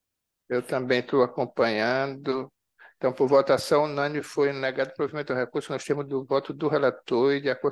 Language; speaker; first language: Portuguese; native; Portuguese